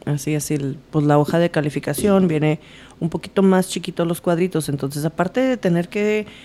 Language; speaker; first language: Spanish; early bilingual, heritage; Spanish